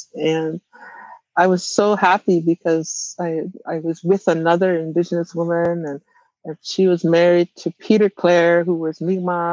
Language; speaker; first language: English; non-native, fluent; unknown